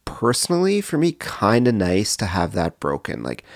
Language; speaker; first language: English; native; English